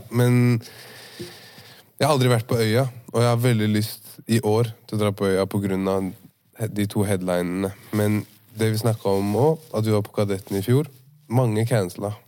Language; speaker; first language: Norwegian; native; Norwegian